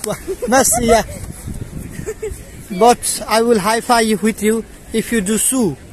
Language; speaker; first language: English; non-native, learner; Nepali